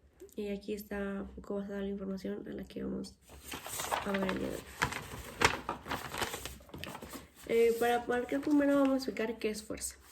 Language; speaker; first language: Spanish; native; Spanish